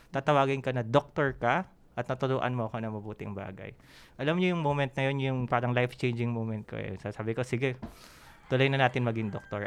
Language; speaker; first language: Filipino; native; Filipino